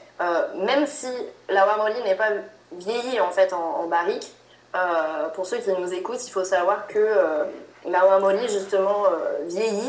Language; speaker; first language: French; native; French